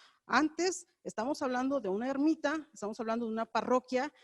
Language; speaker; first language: Spanish; native; Spanish